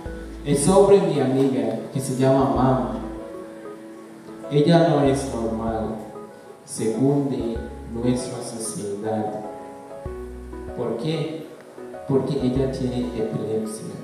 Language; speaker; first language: Spanish; non-native, learner; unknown